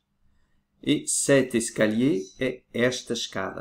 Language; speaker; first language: French; native; French